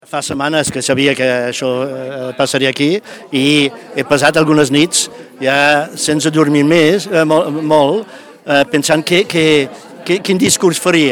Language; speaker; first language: Catalan; non-native, fluent; English